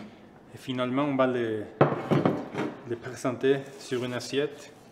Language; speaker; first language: French; non-native, fluent; Spanish